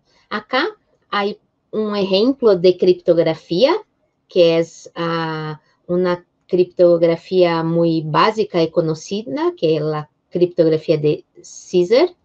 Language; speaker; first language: Spanish; non-native, fluent; Portuguese